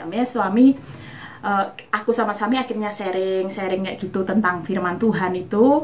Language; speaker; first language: Indonesian; non-native, local second language; Javanese